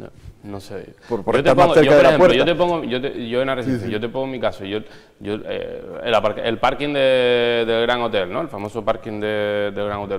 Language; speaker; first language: Spanish; native; Spanish